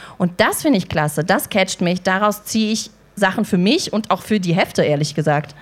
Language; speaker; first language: German; native; German